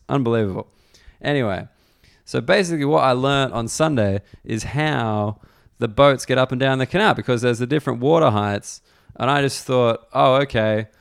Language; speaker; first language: English; native; English